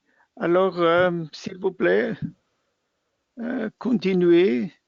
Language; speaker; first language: French; non-native, fluent; German